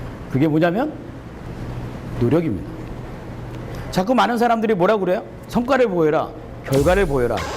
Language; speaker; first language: Korean; native; Korean